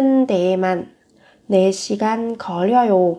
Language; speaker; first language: Korean; non-native, fluent; Vietnamese